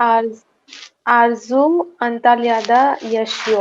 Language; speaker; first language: Turkish; non-native, learner; Urdu